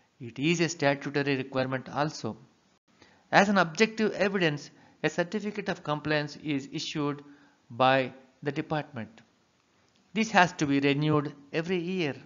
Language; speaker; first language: English; non-native, local second language; Telugu